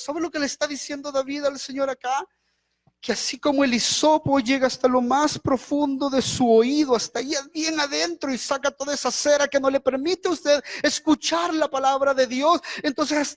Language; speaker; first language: Spanish; native; Spanish